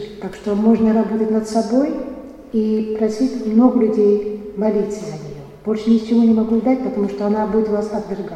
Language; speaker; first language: Russian; non-native, fluent; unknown